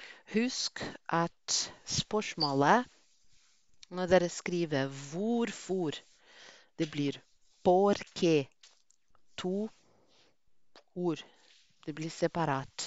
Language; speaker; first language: Norwegian; non-native, fluent; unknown